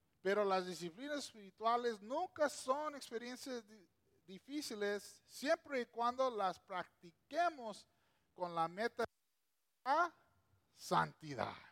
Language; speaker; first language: Spanish; non-native, local second language; English